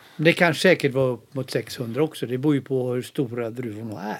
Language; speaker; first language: Swedish; native; Swedish